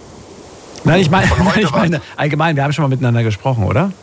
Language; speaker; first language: German; native; German